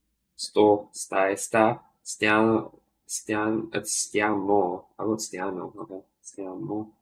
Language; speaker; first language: Italian; non-native, learner; English